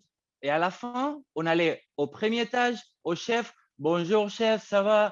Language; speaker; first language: French; non-native, fluent; Spanish